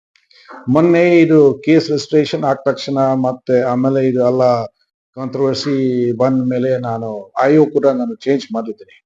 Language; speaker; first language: Kannada; non-native, learner; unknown